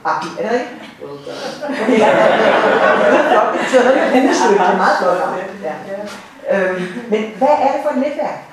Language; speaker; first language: Danish; native; Danish